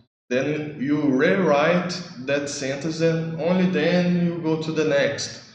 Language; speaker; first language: English; non-native, learner; Portuguese